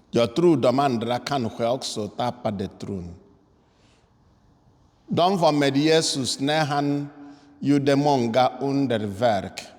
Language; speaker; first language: Swedish; non-native, fluent; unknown